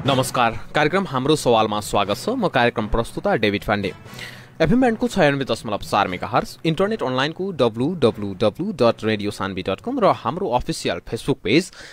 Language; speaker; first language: Nepali; native; Nepali